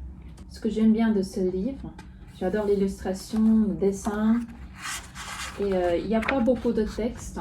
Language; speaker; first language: French; non-native, fluent; Korean